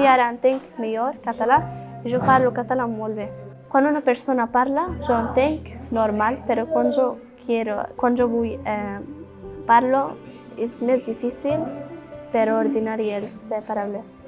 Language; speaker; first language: Catalan; non-native, learner; Arabic